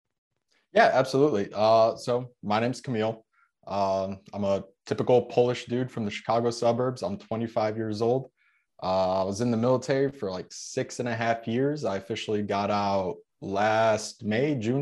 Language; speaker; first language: English; early bilingual, other home language; Polish